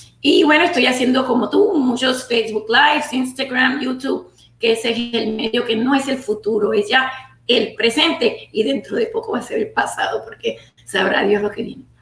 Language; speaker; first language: Spanish; native; Spanish